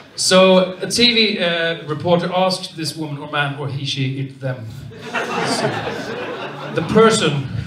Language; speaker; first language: English; non-native, fluent; Swedish